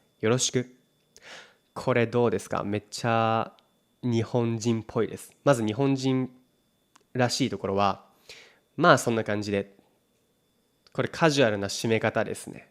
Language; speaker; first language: Japanese; native; Japanese